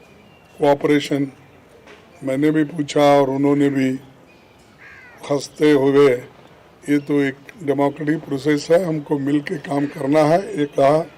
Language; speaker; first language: Hindi; non-native, local second language; Kannada